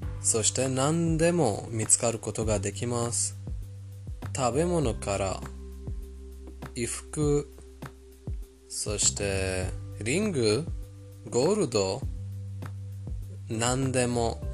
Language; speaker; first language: Japanese; non-native, fluent; Persian